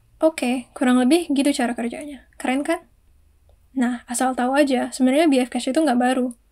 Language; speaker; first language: Indonesian; native; Indonesian